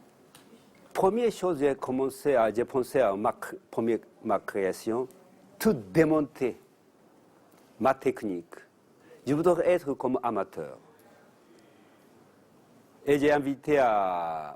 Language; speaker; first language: French; non-native, learner; Japanese